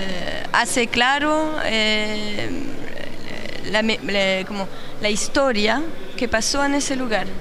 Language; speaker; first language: Spanish; non-native, learner; French